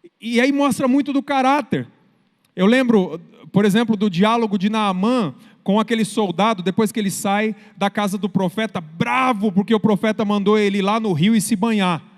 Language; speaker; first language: Portuguese; native; Portuguese